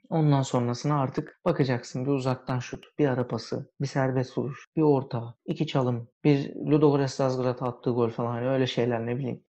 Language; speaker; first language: Turkish; early bilingual, heritage; Turkish